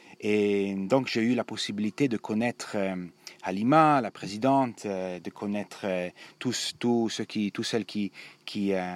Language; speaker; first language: French; non-native, learner; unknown